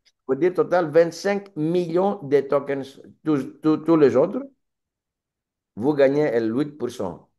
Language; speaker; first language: French; non-native, learner; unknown